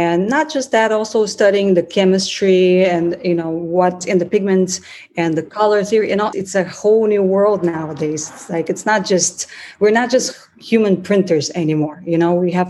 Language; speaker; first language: English; non-native, fluent; Portuguese